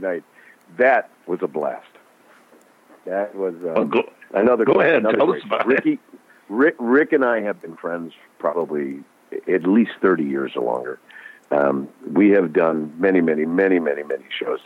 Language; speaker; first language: English; native; English